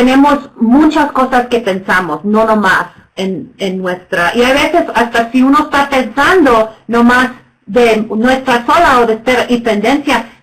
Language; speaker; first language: Spanish; non-native, fluent; English